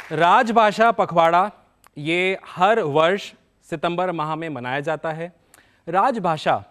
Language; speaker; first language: Hindi; native; Hindi